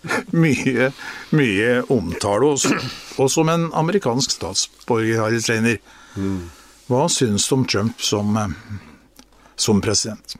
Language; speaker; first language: Norwegian; native; Norwegian